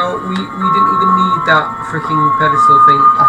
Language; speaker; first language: English; native; English